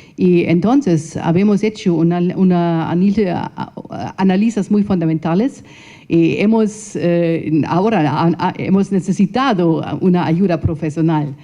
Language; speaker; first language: Spanish; non-native, fluent; German